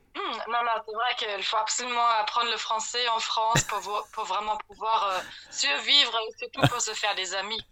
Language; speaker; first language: French; non-native, fluent; German